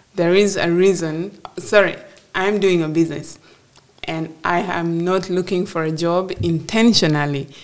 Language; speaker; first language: English; non-native, local second language; Acoli